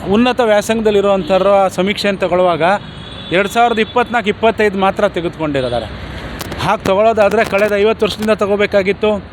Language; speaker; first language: Kannada; non-native, local second language; Lambadi